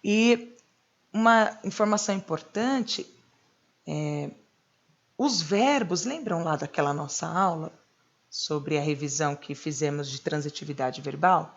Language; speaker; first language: Portuguese; native; Portuguese